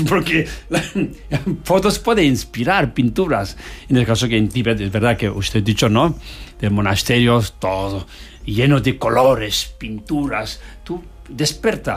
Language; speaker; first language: Spanish; non-native, learner; Tibetan